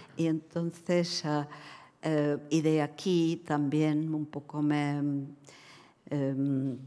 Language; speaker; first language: Spanish; non-native, fluent; Czech